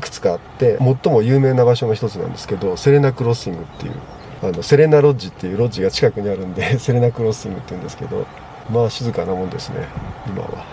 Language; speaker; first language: Japanese; native; Japanese